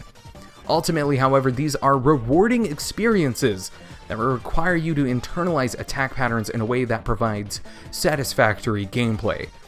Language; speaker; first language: English; native; English